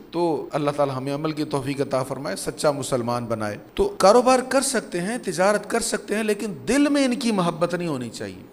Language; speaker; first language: Urdu; non-native, local second language; Punjabi